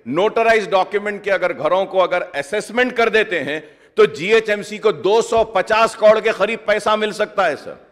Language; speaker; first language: Hindi; non-native, local second language; Urdu